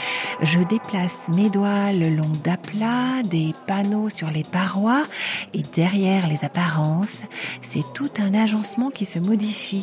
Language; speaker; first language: French; native; French